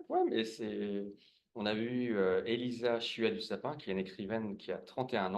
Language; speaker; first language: French; native; French